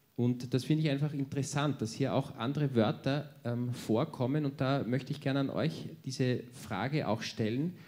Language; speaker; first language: German; native; German